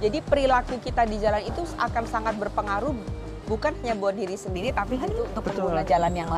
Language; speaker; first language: Indonesian; native; Indonesian